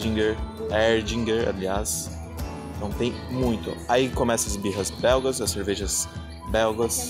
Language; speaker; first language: Portuguese; native; Portuguese